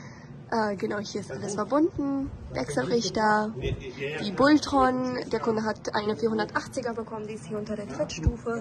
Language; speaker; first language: German; native; German